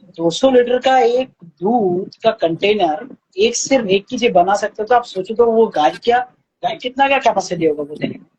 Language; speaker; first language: Hindi; non-native, local second language; Bangla